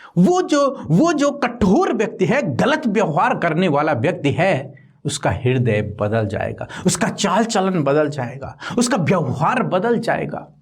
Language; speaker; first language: Hindi; native; Hindi